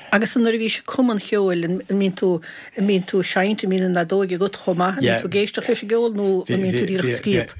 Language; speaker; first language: Irish; native; Irish